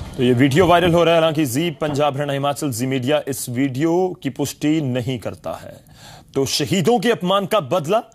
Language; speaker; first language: Hindi; native; Hindi